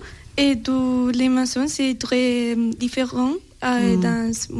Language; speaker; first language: French; non-native, learner; Spanish